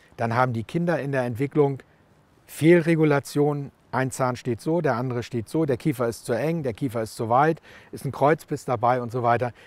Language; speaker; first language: German; native; German